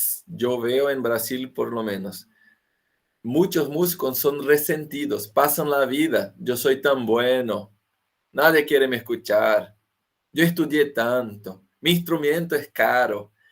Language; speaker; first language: Spanish; non-native, fluent; Portuguese